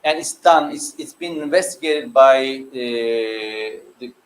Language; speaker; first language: English; non-native, fluent; Turkish